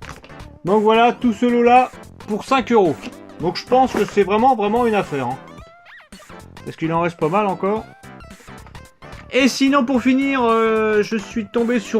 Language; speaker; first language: French; native; French